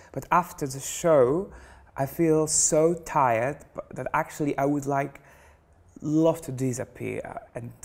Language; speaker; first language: English; non-native, fluent; Polish